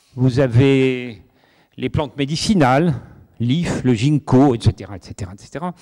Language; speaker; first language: French; native; French